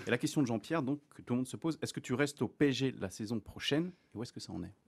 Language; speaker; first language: French; native; French